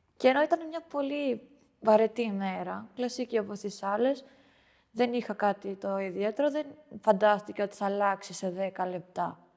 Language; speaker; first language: Greek; early bilingual, other home language; Albanian